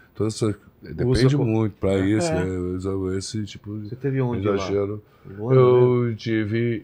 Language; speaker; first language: Portuguese; native; Portuguese